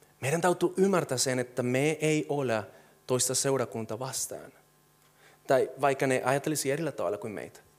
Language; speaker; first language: Finnish; non-native, fluent; Spanish